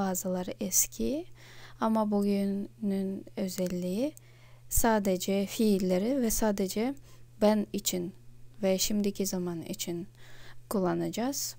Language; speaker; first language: Turkish; non-native, fluent; Russian